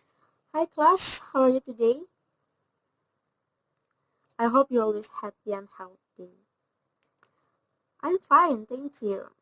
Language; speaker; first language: English; non-native, learner; Indonesian